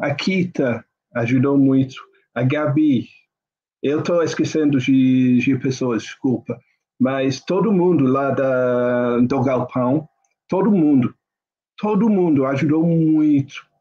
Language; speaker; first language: Portuguese; non-native, fluent; English